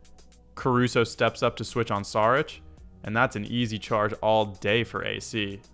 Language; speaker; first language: English; native; English